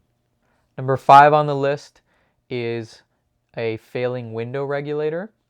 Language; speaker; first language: English; native; English